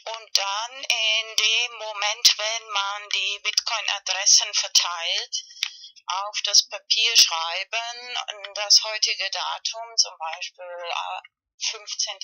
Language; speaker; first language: German; non-native, learner; Spanish